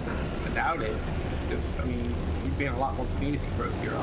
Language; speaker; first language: English; native; English